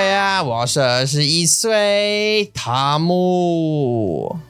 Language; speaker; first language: Chinese; non-native, learner; English